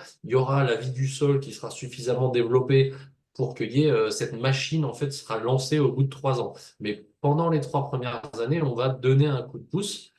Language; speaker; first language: French; native; French